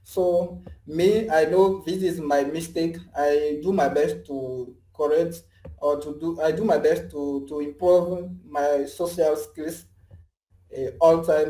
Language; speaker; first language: English; non-native, learner; French